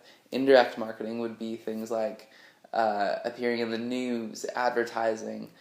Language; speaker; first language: English; native; English